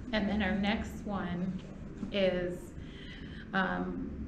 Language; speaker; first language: English; native; English